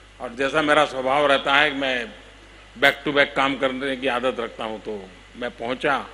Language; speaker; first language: Hindi; non-native, local second language; Gujarati